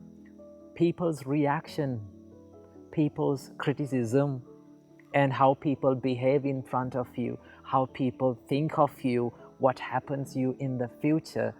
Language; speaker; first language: English; non-native, local second language; Sinhala